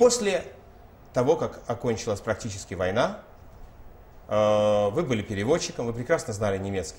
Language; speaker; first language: Russian; native; Russian